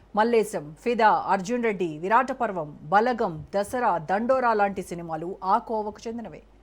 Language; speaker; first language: Telugu; native; Telugu